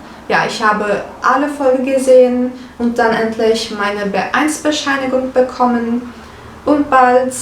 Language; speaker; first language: German; non-native, fluent; Turkish